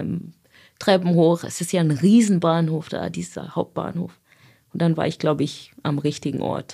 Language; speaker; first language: German; non-native, fluent; Swahili